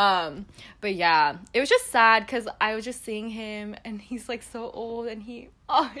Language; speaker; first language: English; native; English